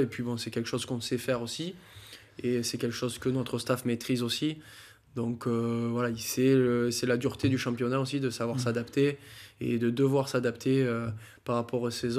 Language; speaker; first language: French; native; French